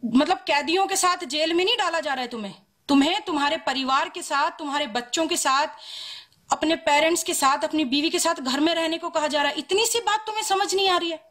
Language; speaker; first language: Hindi; native; Hindi